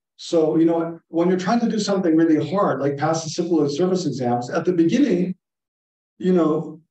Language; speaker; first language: English; native; English